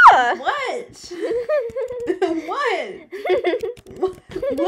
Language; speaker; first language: English; native; English